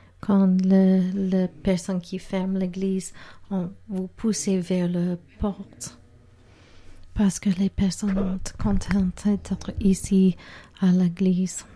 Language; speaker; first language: French; non-native, learner; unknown